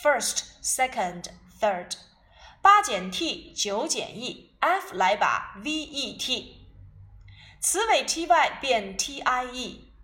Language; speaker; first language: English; non-native, fluent; Chinese